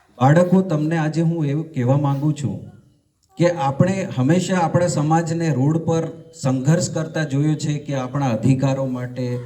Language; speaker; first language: Gujarati; non-native, local second language; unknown